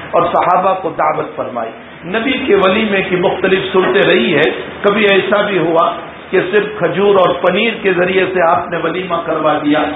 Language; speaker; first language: Urdu; non-native, local second language; Gujarati